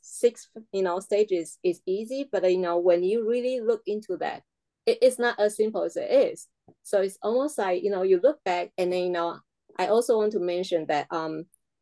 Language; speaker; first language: English; non-native, fluent; Chinese